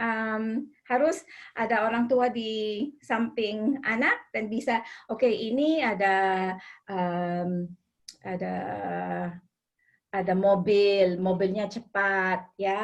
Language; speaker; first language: Indonesian; non-native, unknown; English